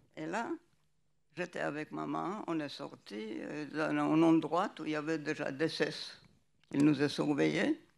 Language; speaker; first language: French; non-native, fluent; Polish